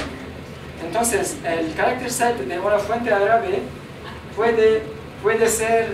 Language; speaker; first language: Spanish; non-native, learner; Arabic